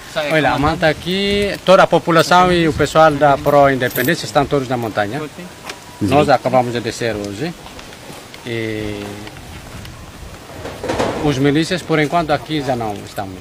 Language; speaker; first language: Portuguese; non-native, local second language; Tetum